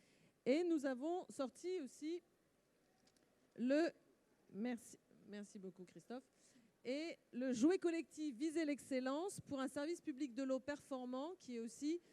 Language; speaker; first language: French; native; French